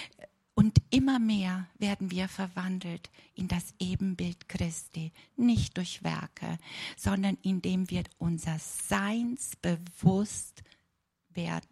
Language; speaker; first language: German; non-native, fluent; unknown